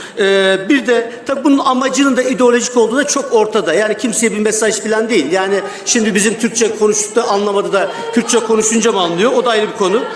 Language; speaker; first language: Turkish; native; Turkish